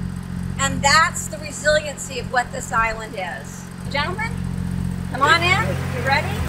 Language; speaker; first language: English; native; English